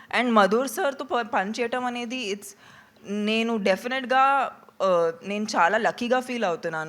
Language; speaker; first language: Telugu; non-native, local second language; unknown